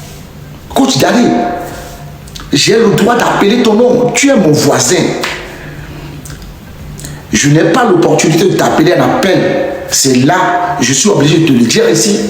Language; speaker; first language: French; non-native, local second language; Ewe